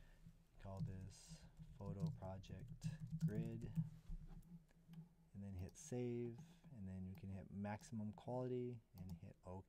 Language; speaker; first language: English; native; English